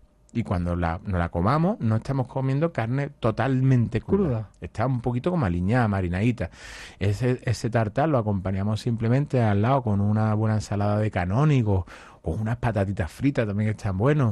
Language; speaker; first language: Spanish; native; Spanish